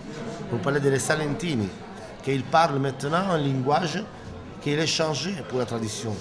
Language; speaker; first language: French; non-native, learner; Italian